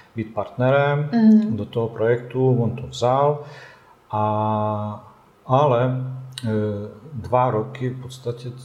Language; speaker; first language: Czech; non-native, fluent; Bosnian